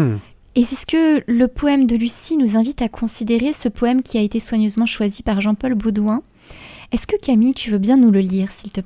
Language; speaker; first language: French; native; French